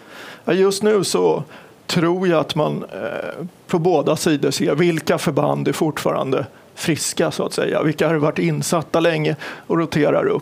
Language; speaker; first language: Swedish; native; Swedish